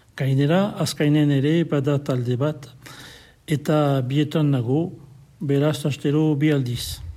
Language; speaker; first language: Basque; non-native, local second language; French